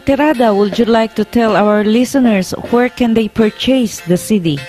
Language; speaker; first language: English; non-native, local second language; Filipino